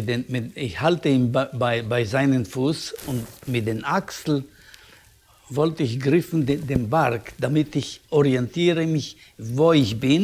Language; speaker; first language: German; non-native, learner; Yiddish